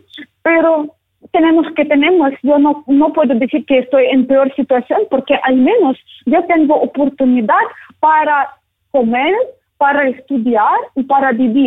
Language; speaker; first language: Spanish; non-native, learner; Ukrainian